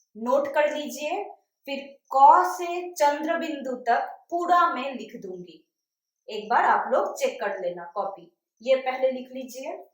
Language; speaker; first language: Hindi; non-native, local second language; Bangla